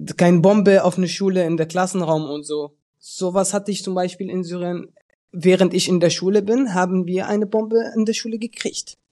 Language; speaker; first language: German; early bilingual, other home language; Arabic